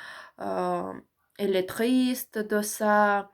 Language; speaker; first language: French; non-native, learner; Ukrainian